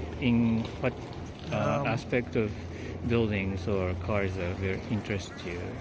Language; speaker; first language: English; non-native, fluent; Japanese